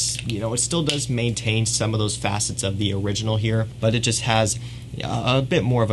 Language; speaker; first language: English; native; English